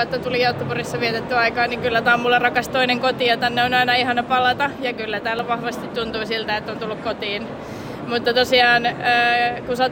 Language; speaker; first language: Finnish; native; Finnish